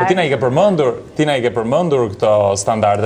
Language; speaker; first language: Albanian; native; Albanian